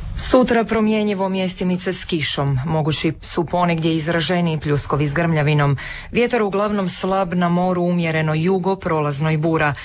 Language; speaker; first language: Croatian; native; Croatian